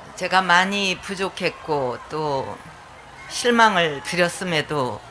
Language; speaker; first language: Korean; native; Korean